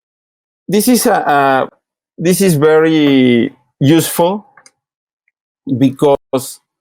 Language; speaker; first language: English; non-native, learner; Spanish